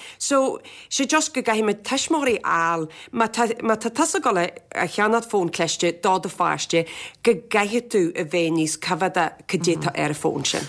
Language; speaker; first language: Irish; native; Irish